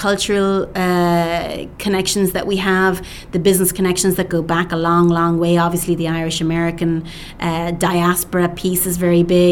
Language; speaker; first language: English; native; English